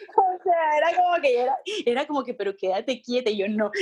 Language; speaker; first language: Spanish; native; Spanish